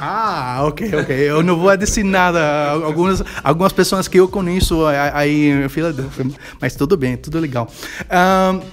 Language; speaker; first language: Portuguese; non-native, fluent; Spanish